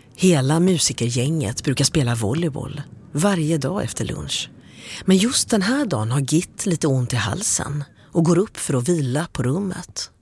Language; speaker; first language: Swedish; native; Swedish